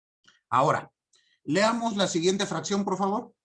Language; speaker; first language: Spanish; native; Spanish